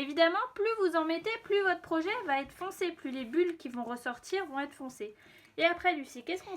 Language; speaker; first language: French; native; French